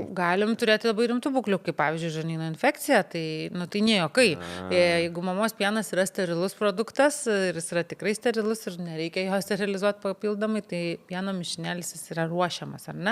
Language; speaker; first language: Lithuanian; native; Lithuanian